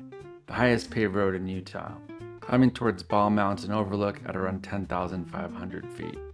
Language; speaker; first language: English; native; English